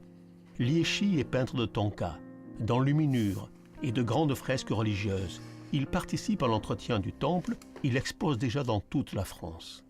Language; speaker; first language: French; native; French